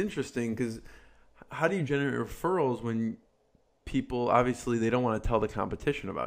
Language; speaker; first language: English; native; English